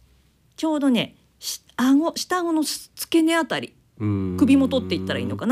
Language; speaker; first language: Japanese; native; Japanese